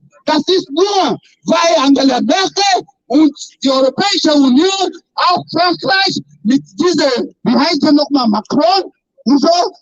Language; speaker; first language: German; non-native, fluent; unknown